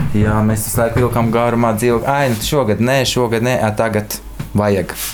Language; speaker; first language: Latvian; native; Latvian